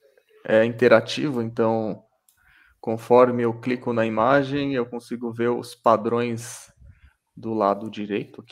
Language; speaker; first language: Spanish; non-native, local second language; Portuguese